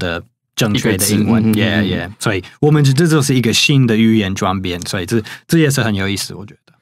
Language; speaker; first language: Chinese; native; Chinese